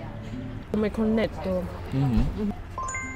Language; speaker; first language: Italian; non-native, learner; Chinese